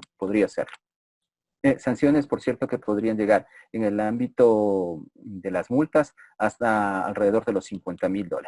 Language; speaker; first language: Spanish; native; Spanish